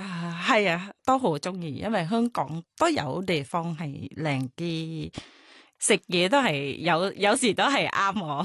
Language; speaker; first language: Cantonese; non-native, learner; Thai